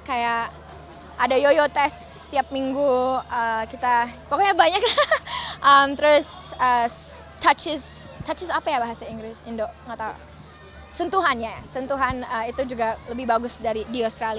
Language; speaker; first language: Indonesian; early bilingual, other home language; English